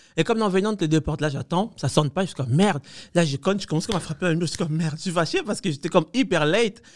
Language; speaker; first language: French; non-native, fluent; Spanish